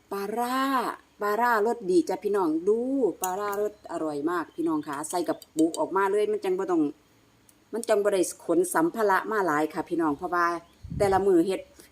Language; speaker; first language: Thai; native; Thai